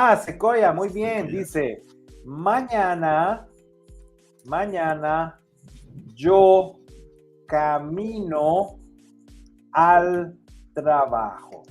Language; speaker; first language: Spanish; non-native, fluent; English